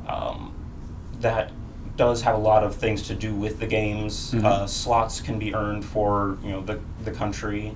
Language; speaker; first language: English; native; English